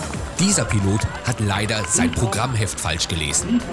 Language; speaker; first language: German; native; German